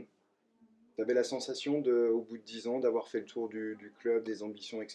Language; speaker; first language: French; native; French